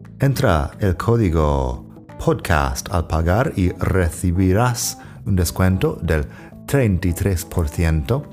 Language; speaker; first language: Spanish; non-native, fluent; English